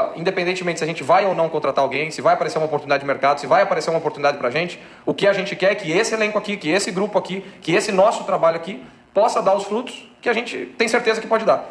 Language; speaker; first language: Portuguese; native; Portuguese